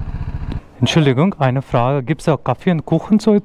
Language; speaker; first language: German; non-native, learner; Urdu